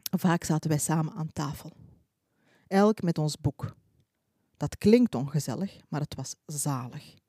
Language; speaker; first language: Dutch; early bilingual, other home language; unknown